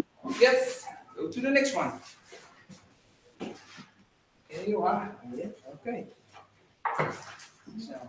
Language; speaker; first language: English; non-native, fluent; Dutch